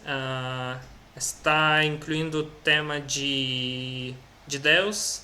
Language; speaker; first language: Portuguese; non-native, learner; Russian